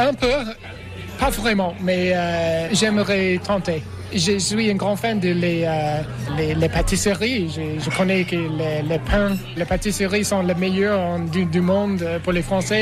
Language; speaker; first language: French; non-native, learner; English